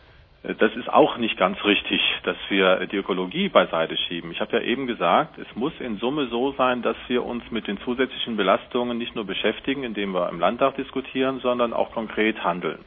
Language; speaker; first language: German; native; German